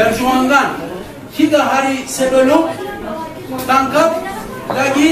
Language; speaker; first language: Indonesian; non-native, learner; Turkish